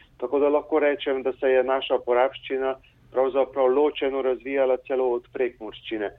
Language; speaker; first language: Slovenian; early bilingual, heritage; Slovenian